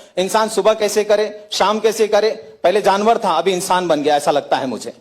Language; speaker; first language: Hindi; native; Hindi